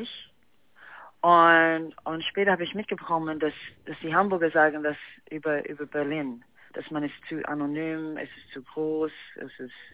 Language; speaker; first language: German; non-native, fluent; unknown